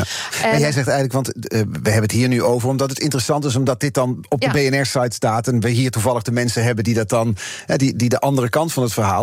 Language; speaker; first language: Dutch; native; Dutch